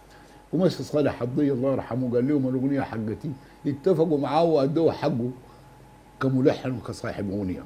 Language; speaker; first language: Arabic; native; Arabic